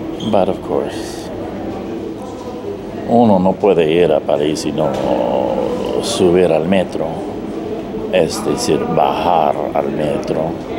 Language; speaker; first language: Spanish; non-native, fluent; English